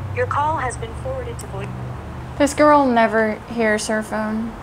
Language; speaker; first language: English; non-native, fluent; German